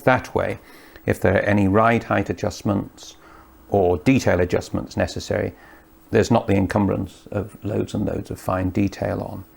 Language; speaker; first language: English; native; English